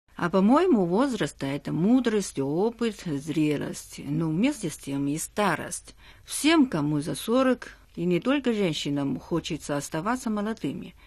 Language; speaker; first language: Russian; non-native, fluent; Chinese